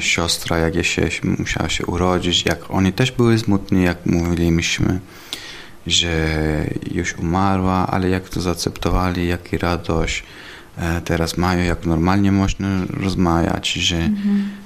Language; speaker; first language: Polish; non-native, learner; Italian